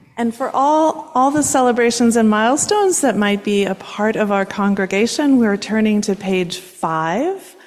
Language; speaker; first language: English; native; English